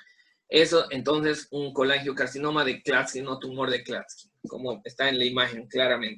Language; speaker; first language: Spanish; native; Spanish